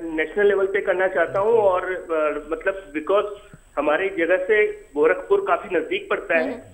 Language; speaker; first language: Hindi; native; Hindi